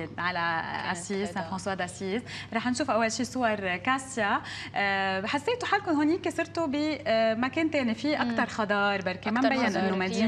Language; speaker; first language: Arabic; native; Arabic